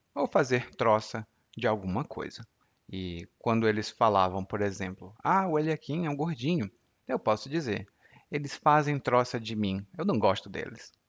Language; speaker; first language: Portuguese; native; Portuguese